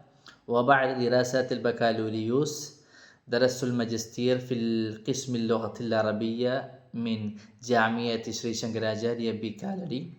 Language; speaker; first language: Arabic; non-native, fluent; Malayalam